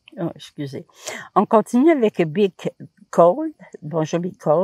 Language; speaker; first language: French; native; French